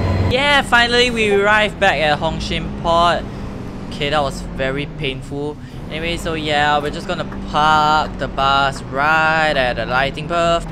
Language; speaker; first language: English; native; English